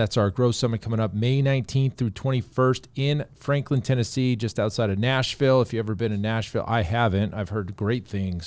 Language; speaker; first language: English; native; English